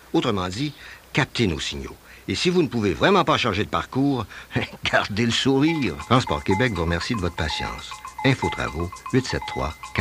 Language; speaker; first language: French; native; French